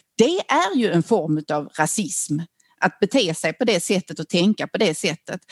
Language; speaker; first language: Swedish; native; Swedish